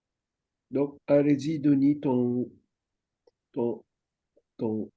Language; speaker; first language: French; non-native, fluent; Japanese